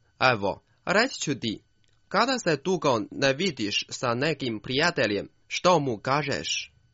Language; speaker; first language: Croatian; non-native, fluent; Chinese